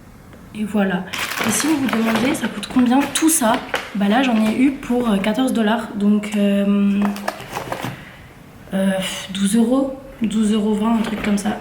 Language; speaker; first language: French; native; French